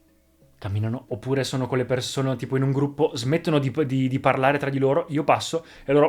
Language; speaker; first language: Italian; native; Italian